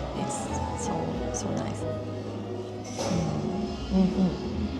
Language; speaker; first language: English; non-native, learner; Japanese